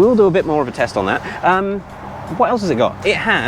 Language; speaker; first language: English; native; English